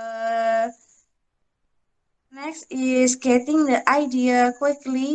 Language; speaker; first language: English; non-native, learner; Indonesian